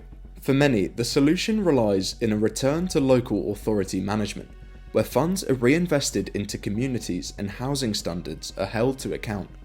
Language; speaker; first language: English; native; English